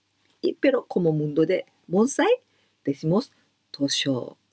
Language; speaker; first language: Spanish; non-native, learner; Japanese